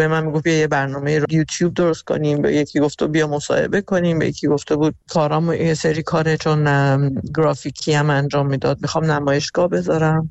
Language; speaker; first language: Persian; native; Persian